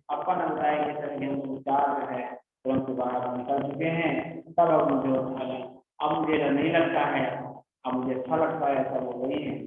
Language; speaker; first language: Hindi; native; Hindi